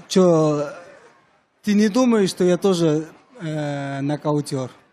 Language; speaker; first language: Russian; non-native, learner; Uzbek